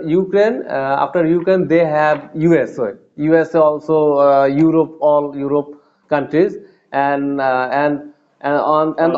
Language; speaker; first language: English; non-native, learner; Bangla